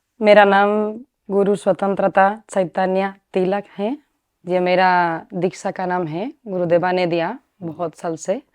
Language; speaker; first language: Hindi; non-native, learner; Spanish